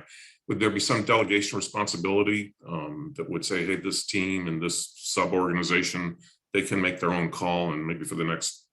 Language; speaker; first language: English; native; English